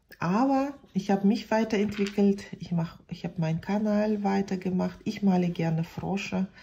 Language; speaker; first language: German; non-native, fluent; Russian